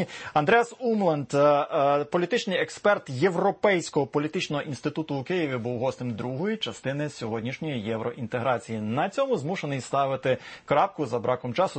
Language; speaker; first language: Ukrainian; native; Ukrainian